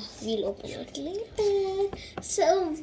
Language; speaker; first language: English; non-native, local second language; Hindi